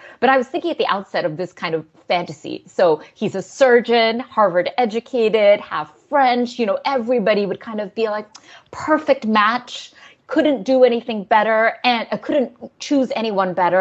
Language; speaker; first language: English; native; English